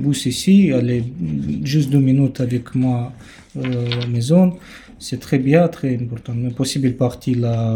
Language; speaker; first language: French; non-native, learner; Romanian